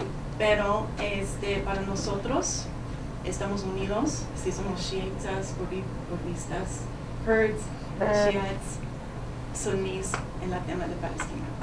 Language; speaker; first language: Spanish; non-native, fluent; English